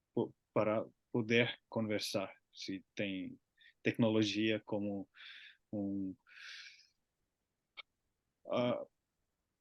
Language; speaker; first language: Portuguese; non-native, learner; Finnish